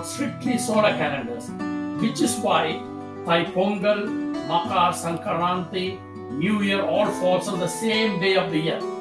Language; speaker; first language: English; non-native, local second language; Tamil